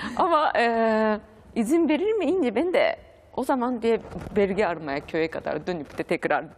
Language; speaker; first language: Turkish; non-native, fluent; Japanese